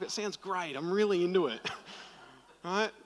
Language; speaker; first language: English; native; English